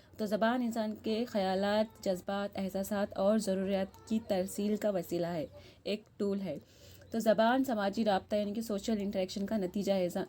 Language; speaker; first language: Urdu; native; Urdu